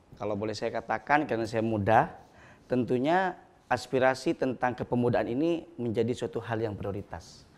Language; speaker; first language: Indonesian; non-native, local second language; Madurese